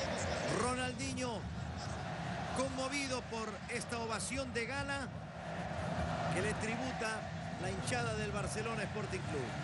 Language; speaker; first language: Spanish; native; Spanish